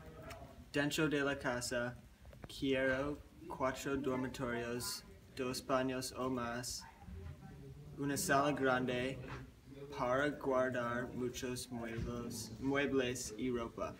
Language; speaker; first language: Spanish; non-native, learner; English